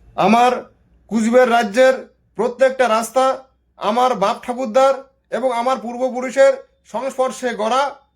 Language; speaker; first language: Bangla; non-native, local second language; Rangpuri